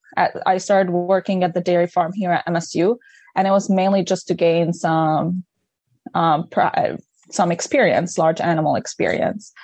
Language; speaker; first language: English; non-native, fluent; Arabic